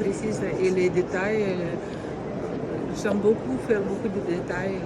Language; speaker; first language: French; non-native, fluent; Romanian